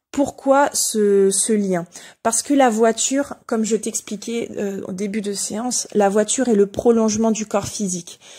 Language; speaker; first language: French; native; French